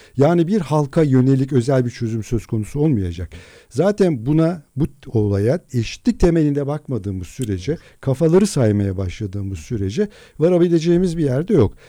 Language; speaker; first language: Turkish; non-native, local second language; Adyghe